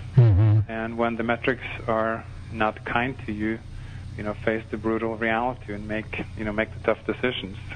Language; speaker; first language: English; non-native, fluent; Norwegian